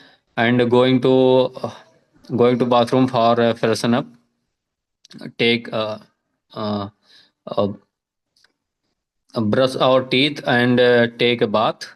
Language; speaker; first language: English; non-native, learner; Hindi